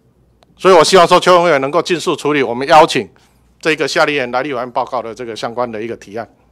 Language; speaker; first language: Chinese; native; Chinese